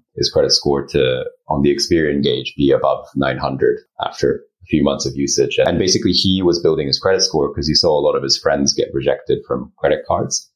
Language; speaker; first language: English; early bilingual, other home language; Japanese